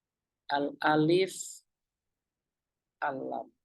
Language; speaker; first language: Arabic; non-native, fluent; Indonesian